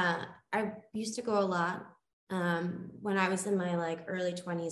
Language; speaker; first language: English; native; English